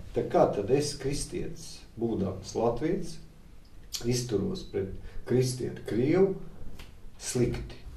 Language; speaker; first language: Latvian; native; Latvian